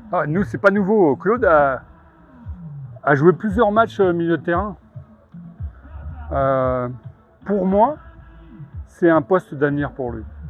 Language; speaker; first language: French; native; French